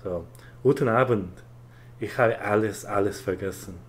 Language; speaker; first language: German; non-native, learner; English